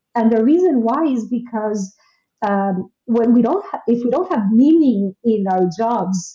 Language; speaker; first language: English; non-native, fluent; Spanish